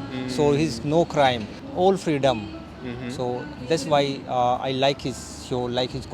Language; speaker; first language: English; non-native, learner; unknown